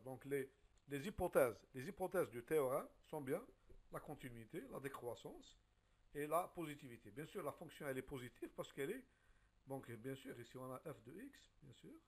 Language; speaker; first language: French; non-native, local second language; Arabic